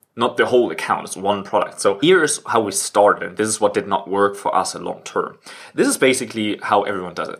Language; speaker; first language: English; non-native, fluent; German